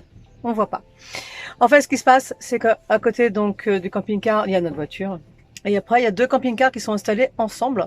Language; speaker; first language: French; native; French